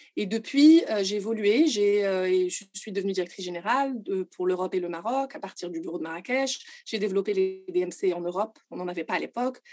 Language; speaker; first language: French; non-native, local second language; Arabic